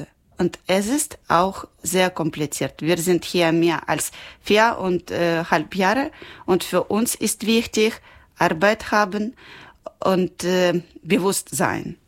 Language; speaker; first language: German; non-native, learner; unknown